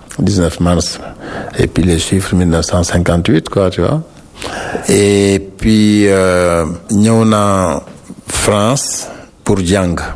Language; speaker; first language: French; non-native, local second language; Wolof